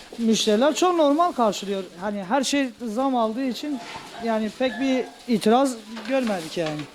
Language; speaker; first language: Turkish; native; Turkish